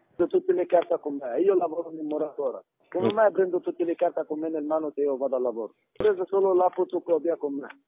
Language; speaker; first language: Italian; non-native, learner; Arabic